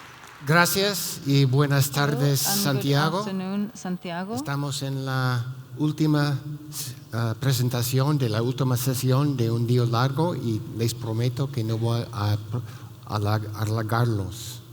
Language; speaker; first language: Spanish; non-native, fluent; English